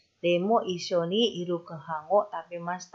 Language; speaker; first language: Japanese; non-native, fluent; Indonesian